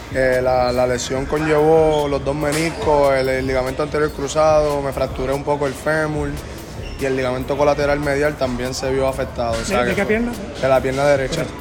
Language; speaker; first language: Spanish; native; Spanish